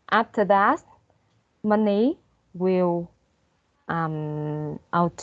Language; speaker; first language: English; non-native, learner; Vietnamese